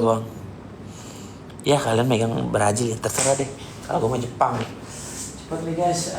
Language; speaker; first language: Indonesian; native; Indonesian